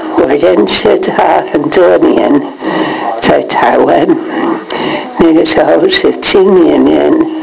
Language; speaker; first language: Chinese; non-native, fluent; English